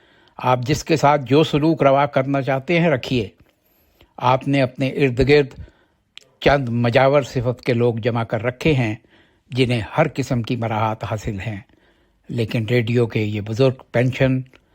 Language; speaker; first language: Urdu; native; Urdu